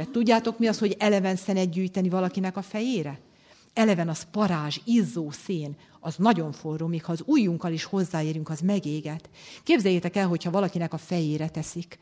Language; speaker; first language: Hungarian; native; Hungarian